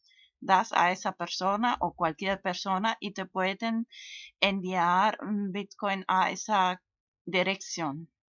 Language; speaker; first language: Spanish; non-native, fluent; German